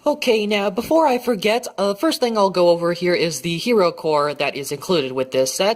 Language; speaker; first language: English; native; English